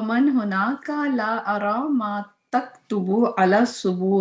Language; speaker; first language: Arabic; non-native, learner; Hindi